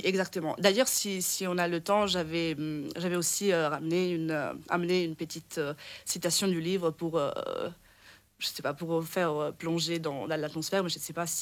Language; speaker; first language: French; non-native, fluent; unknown